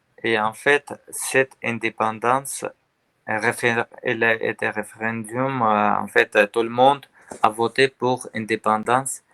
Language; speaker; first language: French; non-native, learner; Armenian